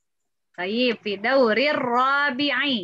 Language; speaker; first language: Arabic; non-native, fluent; Indonesian